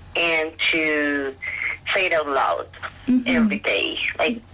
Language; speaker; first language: English; non-native, learner; Spanish